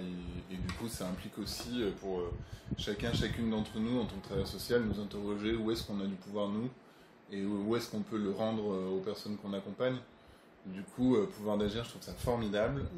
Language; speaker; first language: French; native; French